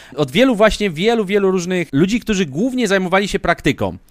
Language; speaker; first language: Polish; native; Polish